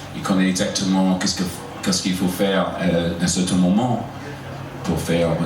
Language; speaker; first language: French; non-native, fluent; English